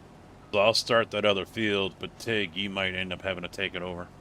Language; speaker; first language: English; native; English